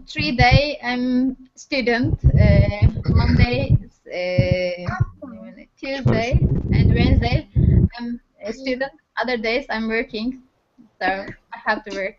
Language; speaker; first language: English; non-native, learner; Turkish